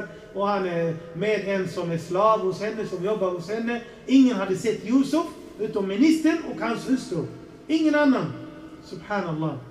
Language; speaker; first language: Swedish; non-native, fluent; Arabic